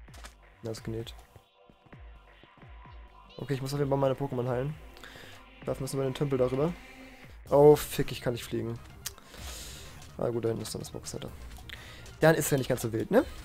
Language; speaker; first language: German; native; German